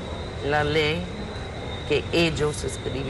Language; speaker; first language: Spanish; non-native, fluent; English